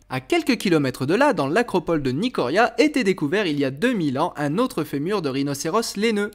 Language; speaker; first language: French; native; French